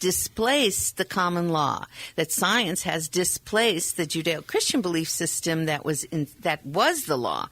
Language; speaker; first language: English; native; English